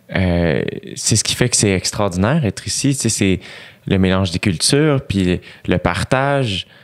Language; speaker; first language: French; native; French